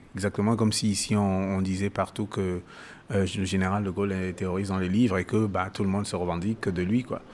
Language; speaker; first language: French; non-native, local second language; Basaa